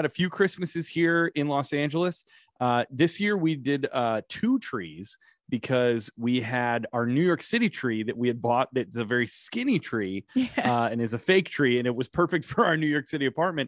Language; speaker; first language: English; native; English